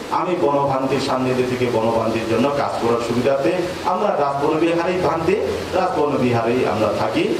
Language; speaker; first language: Bangla; non-native, local second language; Marma